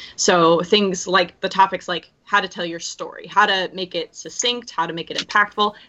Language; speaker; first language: English; native; English